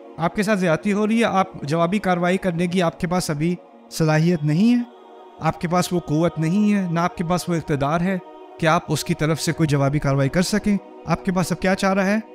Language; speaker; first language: Urdu; early bilingual, heritage; Urdu